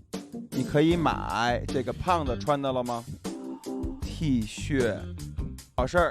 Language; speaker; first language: Chinese; non-native, learner; English